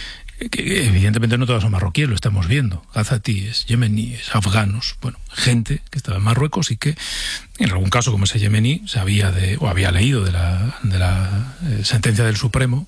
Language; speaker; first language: Spanish; native; Spanish